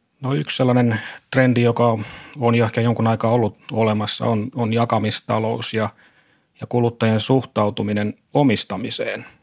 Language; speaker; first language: Finnish; native; Finnish